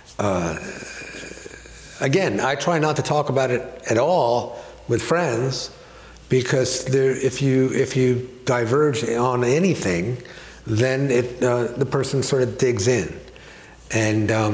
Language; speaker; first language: English; native; English